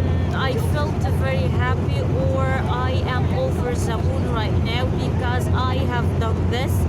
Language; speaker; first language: English; non-native, learner; Arabic